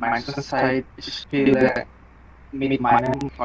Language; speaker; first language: German; non-native, learner; Bangla